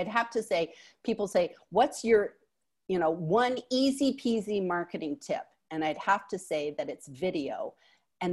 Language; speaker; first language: English; native; English